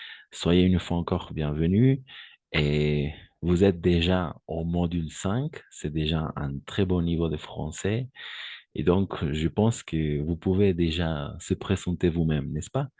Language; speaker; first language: French; non-native, fluent; Spanish